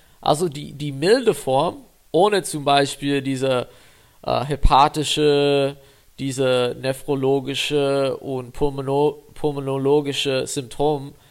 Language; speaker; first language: German; non-native, fluent; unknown